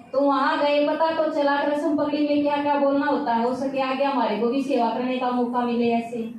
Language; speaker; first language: Hindi; native; Hindi